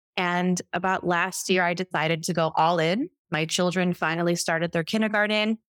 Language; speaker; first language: English; native; English